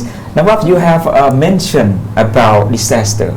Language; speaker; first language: English; non-native, fluent; Pattani Malay